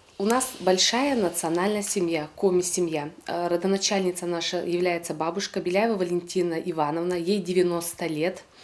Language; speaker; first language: Russian; non-native, local second language; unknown